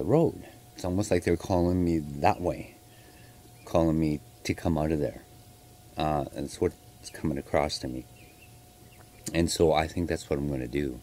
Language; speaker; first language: English; native; English